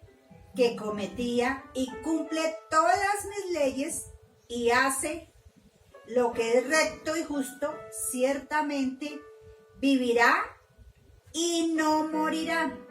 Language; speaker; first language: Spanish; native; Spanish